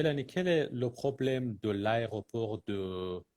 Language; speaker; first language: French; non-native, fluent; Persian